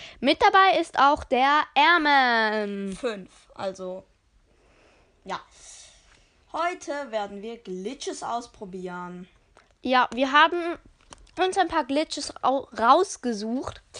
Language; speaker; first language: German; native; German